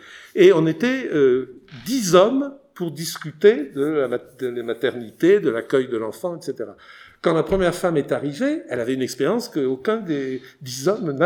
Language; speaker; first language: French; native; French